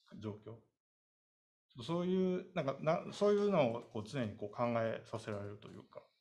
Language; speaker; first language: Japanese; native; Japanese